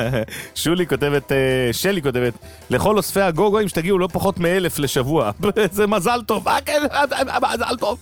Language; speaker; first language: Hebrew; native; Hebrew